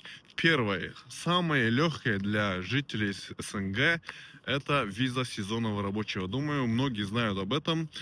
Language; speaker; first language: Russian; non-native, local second language; Tajik